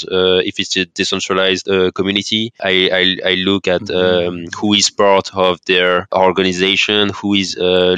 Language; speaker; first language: English; non-native, fluent; French